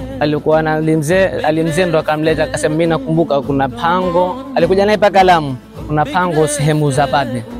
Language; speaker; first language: Swahili; native; Swahili